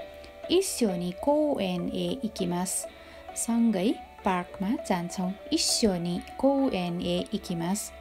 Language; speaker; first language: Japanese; non-native, fluent; Nepali